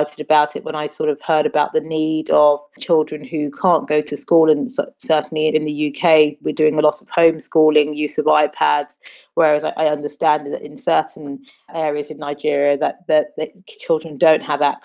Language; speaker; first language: English; non-native, local second language; Akan